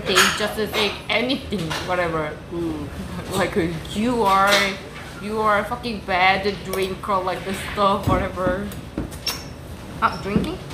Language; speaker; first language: English; non-native, learner; Korean